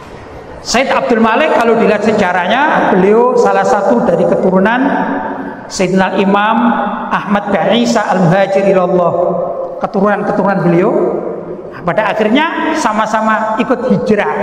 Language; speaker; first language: Indonesian; native; Indonesian